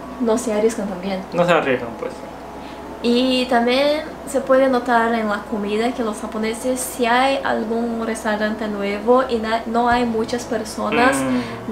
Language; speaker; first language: Spanish; non-native, fluent; Portuguese